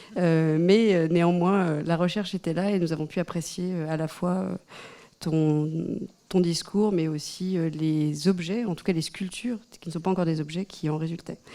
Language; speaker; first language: French; native; French